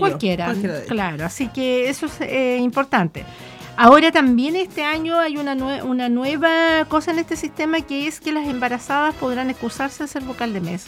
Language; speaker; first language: Spanish; native; Spanish